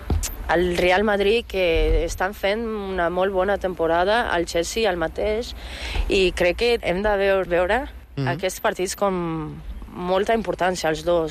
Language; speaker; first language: Catalan; non-native, fluent; Portuguese